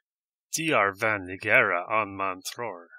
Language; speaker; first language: Swedish; non-native, learner; English